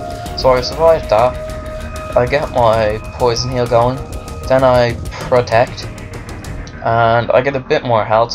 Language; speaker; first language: English; native; English